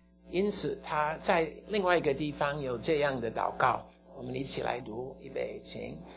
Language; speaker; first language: Chinese; non-native, fluent; English